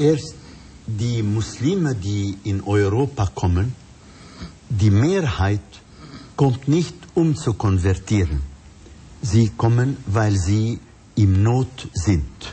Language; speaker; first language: German; non-native, fluent; Arabic